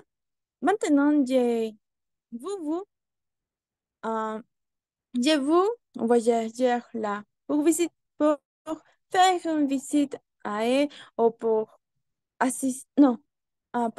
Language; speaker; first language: French; non-native, learner; Spanish